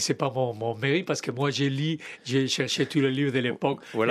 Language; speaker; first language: French; non-native, fluent; Spanish